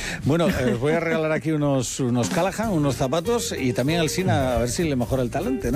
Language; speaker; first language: Spanish; native; Spanish